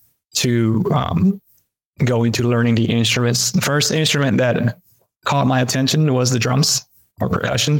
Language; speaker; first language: English; early bilingual, other home language; Spanish